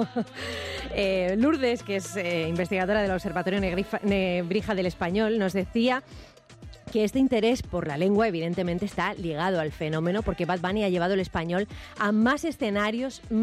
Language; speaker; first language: Spanish; native; Spanish